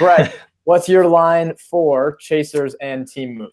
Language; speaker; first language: English; native; English